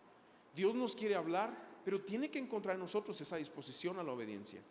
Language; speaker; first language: Spanish; native; Spanish